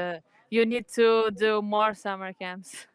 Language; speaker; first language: English; non-native, learner; Portuguese